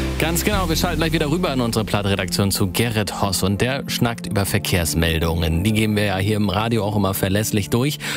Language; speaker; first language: German; native; German